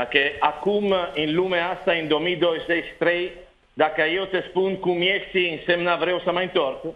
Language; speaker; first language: Romanian; non-native, learner; Italian